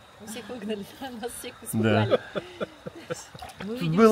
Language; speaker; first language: Russian; native; Russian